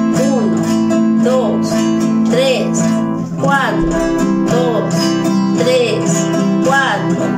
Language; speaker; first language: Spanish; native; Spanish